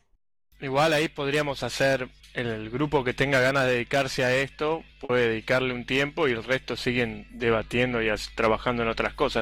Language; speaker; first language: Spanish; native; Spanish